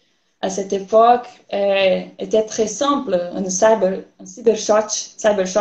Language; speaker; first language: French; non-native, learner; Portuguese